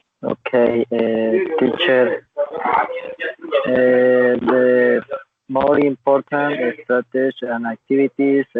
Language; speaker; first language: English; non-native, learner; Spanish